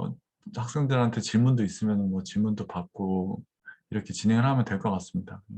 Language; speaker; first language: Korean; native; Korean